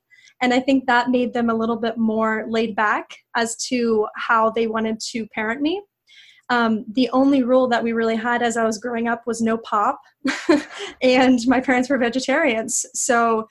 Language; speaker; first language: English; native; English